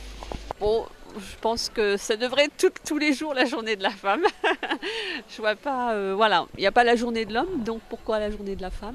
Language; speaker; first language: French; native; French